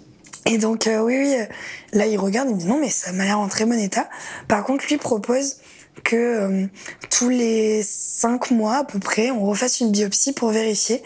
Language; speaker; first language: French; native; French